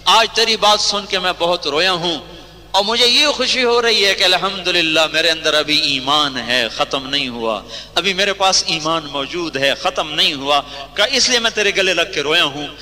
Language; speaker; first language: Urdu; non-native, local second language; Punjabi